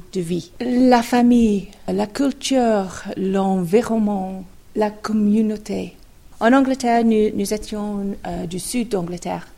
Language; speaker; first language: French; non-native, fluent; English